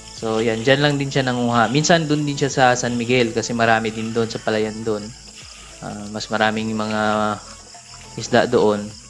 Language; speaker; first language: Filipino; non-native, local second language; Cebuano